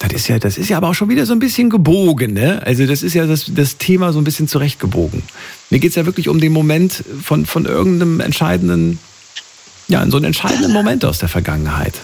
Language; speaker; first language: German; native; German